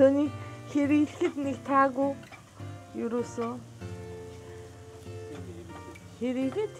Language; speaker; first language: Mongolian; non-native, fluent; Japanese